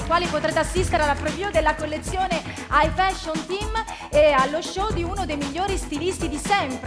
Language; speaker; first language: Italian; native; Italian